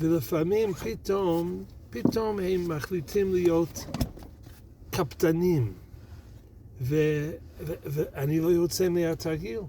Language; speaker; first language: Hebrew; non-native, fluent; English